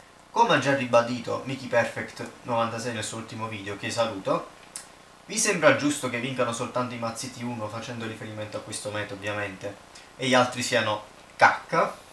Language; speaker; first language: Italian; native; Italian